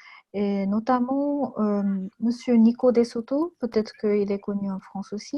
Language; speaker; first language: French; non-native, fluent; Japanese